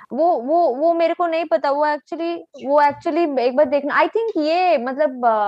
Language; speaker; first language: Hindi; native; Hindi